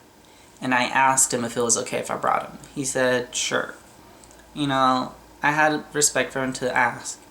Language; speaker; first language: English; native; English